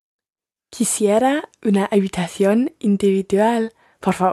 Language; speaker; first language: Spanish; non-native, learner; English